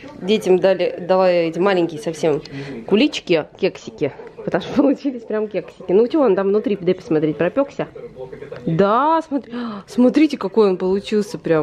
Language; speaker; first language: Russian; native; Russian